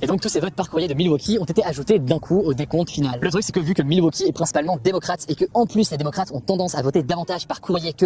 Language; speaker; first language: French; native; French